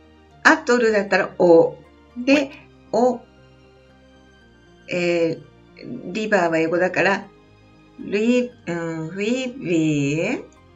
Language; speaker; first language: Japanese; non-native, learner; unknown